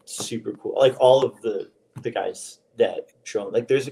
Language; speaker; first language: English; native; English